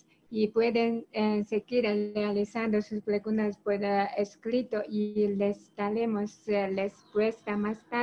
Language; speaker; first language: Spanish; non-native, learner; Chinese